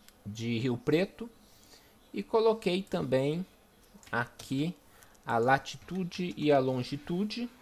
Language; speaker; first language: Portuguese; native; Portuguese